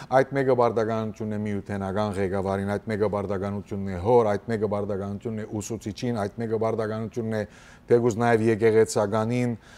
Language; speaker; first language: Armenian; early bilingual, heritage; Armenian